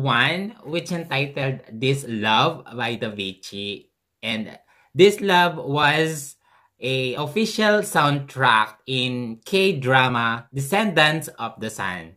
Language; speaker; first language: English; non-native, local second language; Filipino